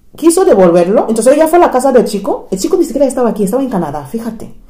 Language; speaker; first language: Spanish; non-native, fluent; English